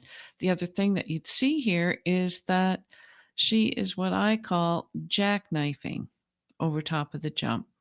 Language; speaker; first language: English; native; English